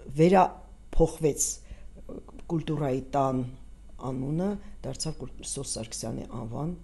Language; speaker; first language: Armenian; native; Armenian